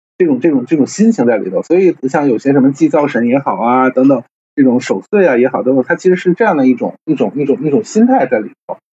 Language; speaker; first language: Chinese; native; Chinese